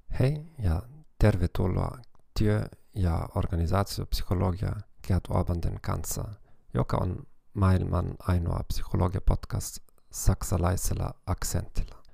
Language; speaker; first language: Finnish; non-native, learner; German